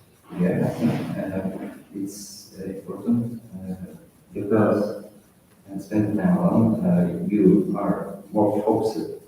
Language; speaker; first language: English; non-native, learner; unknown